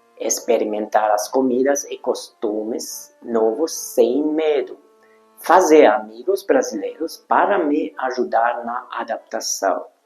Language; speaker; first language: Portuguese; non-native, fluent; Hungarian